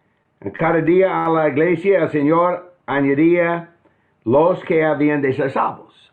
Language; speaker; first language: Spanish; non-native, fluent; English